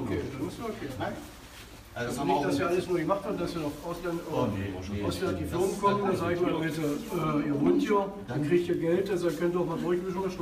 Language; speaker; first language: German; native; German